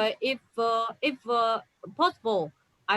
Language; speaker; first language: English; non-native, learner; Chinese